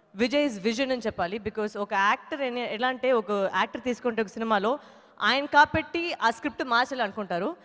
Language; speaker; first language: Telugu; non-native, fluent; Tamil